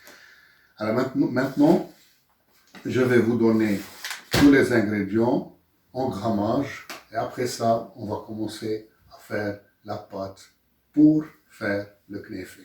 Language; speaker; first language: French; non-native, local second language; Arabic